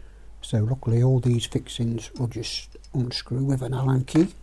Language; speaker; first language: English; native; English